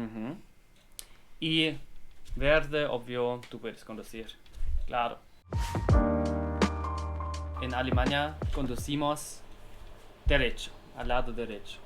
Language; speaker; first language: Spanish; non-native, learner; German